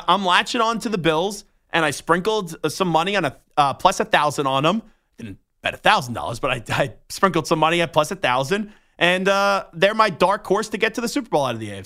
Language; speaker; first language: English; native; English